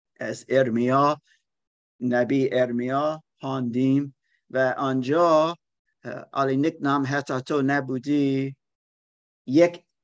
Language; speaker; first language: Persian; non-native, learner; German